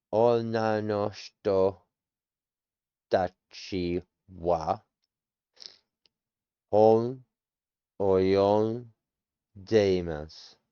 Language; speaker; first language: Japanese; non-native, learner; English